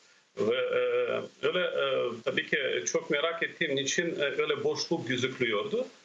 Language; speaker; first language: Turkish; non-native, fluent; Ukrainian